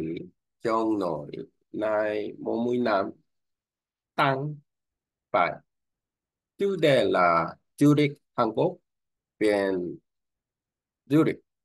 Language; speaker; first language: Vietnamese; non-native, learner; Korean